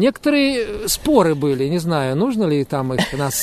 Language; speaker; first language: Russian; native; Russian